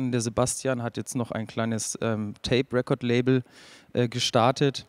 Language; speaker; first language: German; native; German